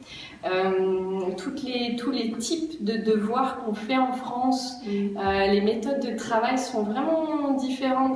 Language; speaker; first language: French; native; French